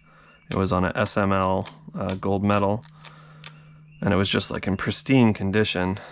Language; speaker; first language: English; native; English